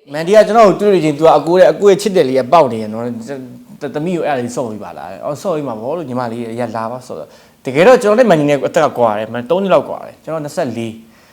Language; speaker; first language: Burmese; native; Burmese